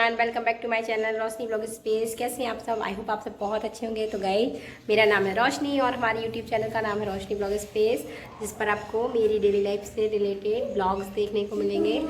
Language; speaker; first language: Hindi; native; Hindi